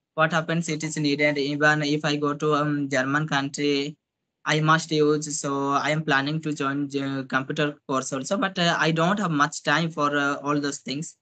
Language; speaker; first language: English; non-native, local second language; Odia